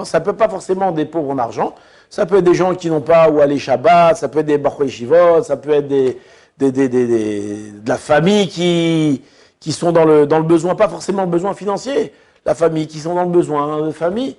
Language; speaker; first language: French; native; French